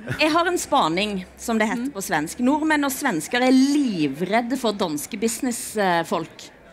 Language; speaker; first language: Norwegian; native; Norwegian